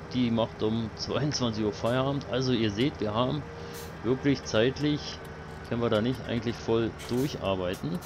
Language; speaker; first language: German; native; German